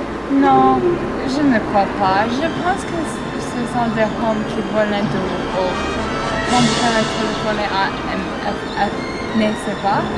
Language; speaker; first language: French; non-native, learner; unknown